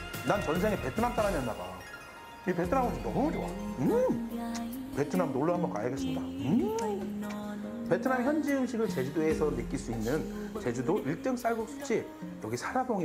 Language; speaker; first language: Korean; native; Korean